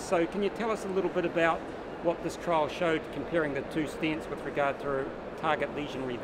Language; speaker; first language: English; native; English